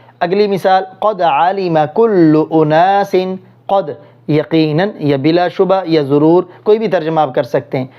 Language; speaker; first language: Urdu; non-native, local second language; Punjabi